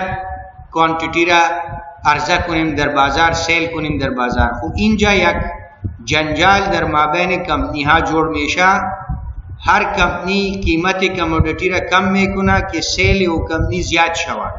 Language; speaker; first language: Persian; non-native, local second language; Pashto